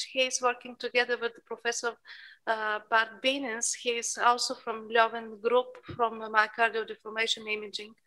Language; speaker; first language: English; non-native, fluent; Bulgarian